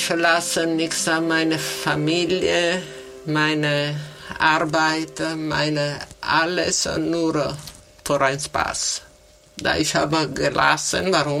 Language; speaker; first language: German; non-native, learner; Italian